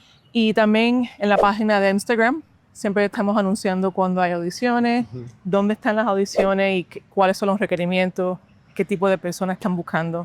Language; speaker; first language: Spanish; early bilingual, heritage; Spanish